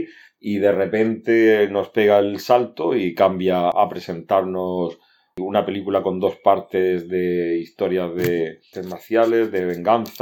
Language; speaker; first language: Spanish; native; Spanish